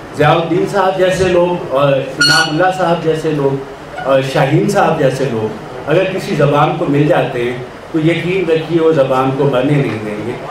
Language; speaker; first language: Urdu; non-native, local second language; Punjabi